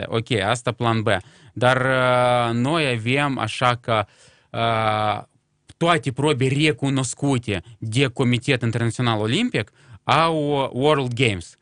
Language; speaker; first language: Romanian; non-native, local second language; Russian